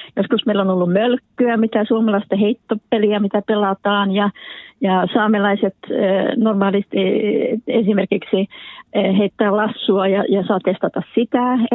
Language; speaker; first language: Finnish; early bilingual, heritage; Finnish